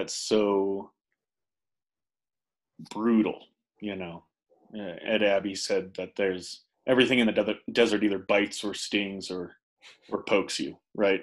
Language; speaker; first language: English; native; English